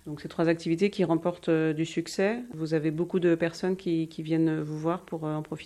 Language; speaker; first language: French; native; French